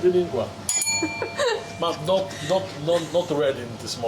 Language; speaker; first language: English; non-native, learner; Italian